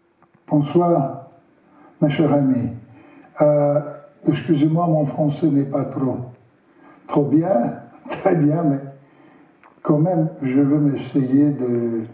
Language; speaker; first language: French; non-native, learner; Russian